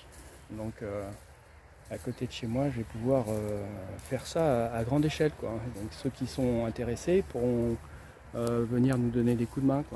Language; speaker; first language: French; native; French